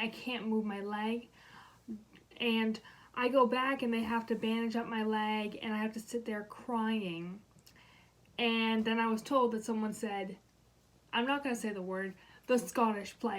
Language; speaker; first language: English; native; English